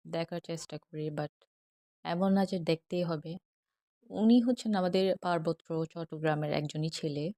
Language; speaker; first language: Bangla; non-native, local second language; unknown